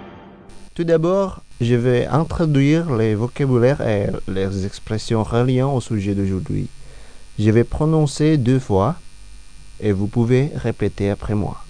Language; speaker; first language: French; non-native, fluent; Indonesian